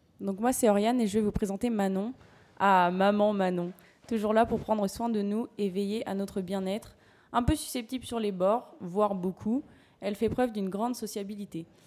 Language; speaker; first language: French; native; French